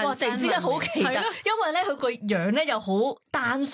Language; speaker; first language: Cantonese; native; Cantonese